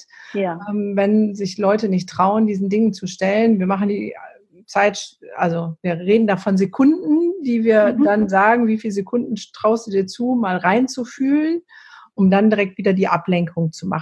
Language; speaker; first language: German; native; German